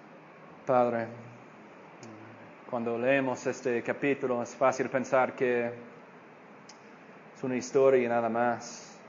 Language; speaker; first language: Spanish; non-native, fluent; English